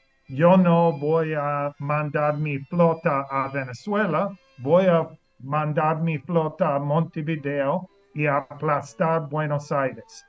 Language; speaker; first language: Spanish; non-native, learner; English